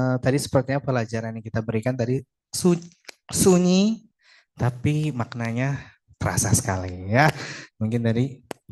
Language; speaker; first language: Indonesian; native; Indonesian